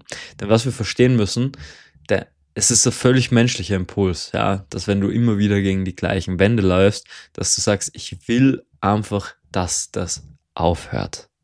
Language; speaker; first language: German; native; German